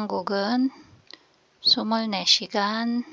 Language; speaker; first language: Korean; non-native, fluent; Filipino